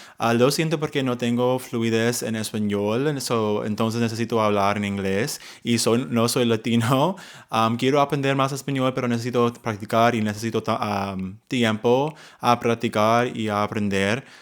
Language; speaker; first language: Spanish; non-native, learner; English